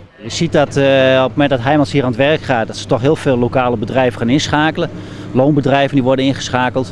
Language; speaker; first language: Dutch; native; Dutch